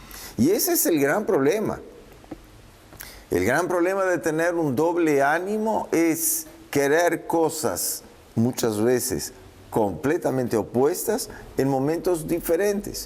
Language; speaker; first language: Spanish; native; Spanish